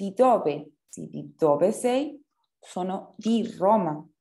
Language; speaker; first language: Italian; non-native, fluent; Spanish